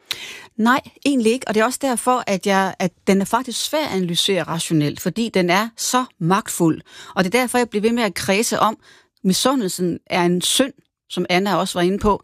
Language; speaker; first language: Danish; native; Danish